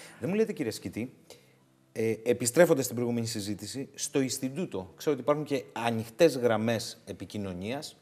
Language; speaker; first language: Greek; native; Greek